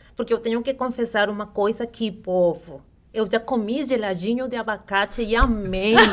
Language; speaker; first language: Portuguese; non-native, fluent; Spanish